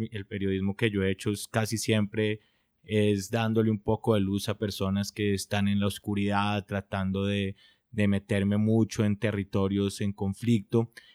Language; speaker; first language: Spanish; native; Spanish